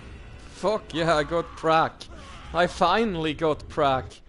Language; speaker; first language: English; native; English